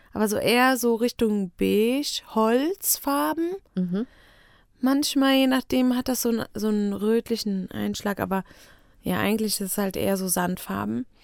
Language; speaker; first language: German; native; German